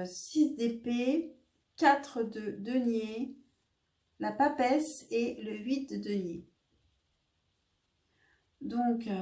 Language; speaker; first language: French; native; French